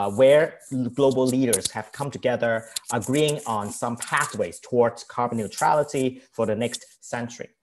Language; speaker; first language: English; non-native, local second language; Cantonese